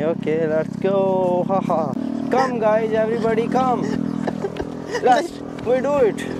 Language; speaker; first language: English; non-native, learner; Urdu